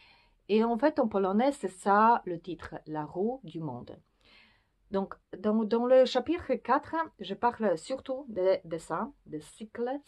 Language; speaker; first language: French; non-native, fluent; Polish